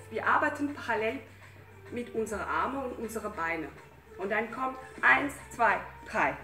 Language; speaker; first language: German; non-native, fluent; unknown